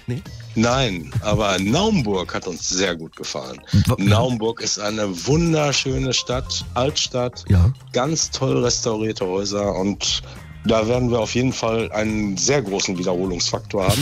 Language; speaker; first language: German; native; German